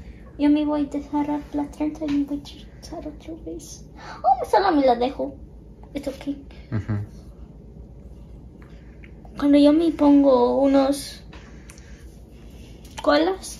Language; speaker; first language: Spanish; early bilingual, heritage; Spanish